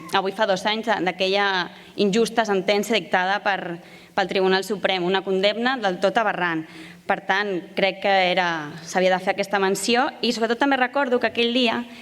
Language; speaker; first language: Catalan; native; Catalan